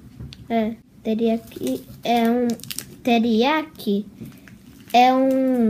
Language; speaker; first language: Portuguese; early bilingual, heritage; Portuguese